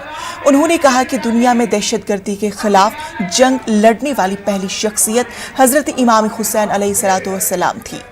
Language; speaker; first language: Hindi; native; Hindi